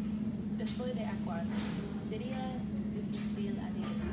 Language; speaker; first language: Spanish; non-native, learner; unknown